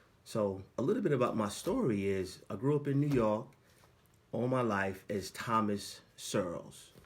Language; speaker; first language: English; native; English